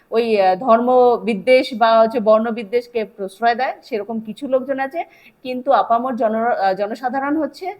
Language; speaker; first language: Bangla; native; Bangla